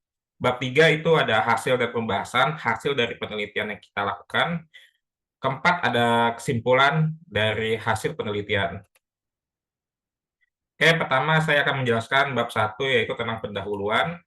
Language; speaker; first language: Indonesian; native; Indonesian